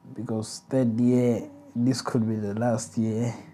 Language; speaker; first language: English; non-native, local second language; Zulu